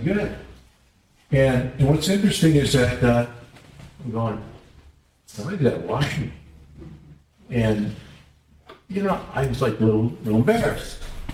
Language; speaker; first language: English; native; English